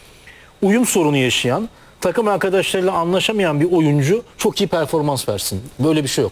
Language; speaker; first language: Turkish; native; Turkish